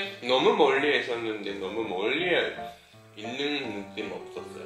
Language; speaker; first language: Spanish; non-native, learner; Japanese